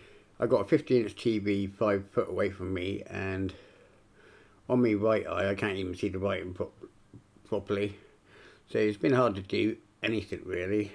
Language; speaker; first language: English; native; English